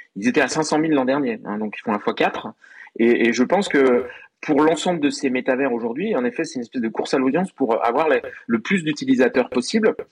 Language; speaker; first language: French; native; French